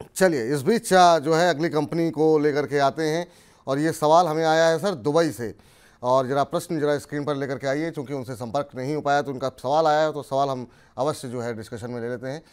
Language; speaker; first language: Hindi; native; Hindi